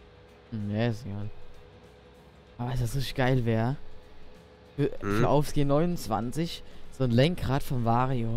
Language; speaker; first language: German; native; German